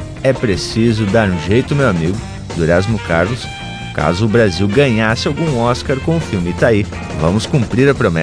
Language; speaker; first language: Portuguese; native; Portuguese